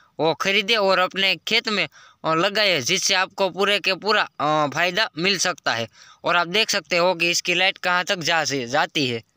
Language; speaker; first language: Hindi; non-native, local second language; Gujarati